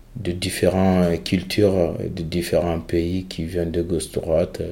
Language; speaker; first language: French; non-native, local second language; Fula